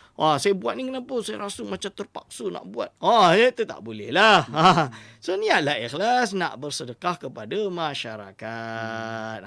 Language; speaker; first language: Malay; native; Malay